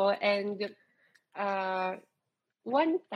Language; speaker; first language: English; non-native, local second language; Filipino